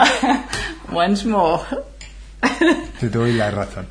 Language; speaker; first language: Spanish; non-native, fluent; English